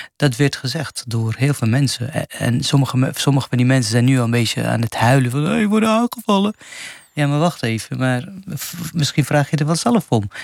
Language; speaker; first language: Dutch; non-native, fluent; Arabic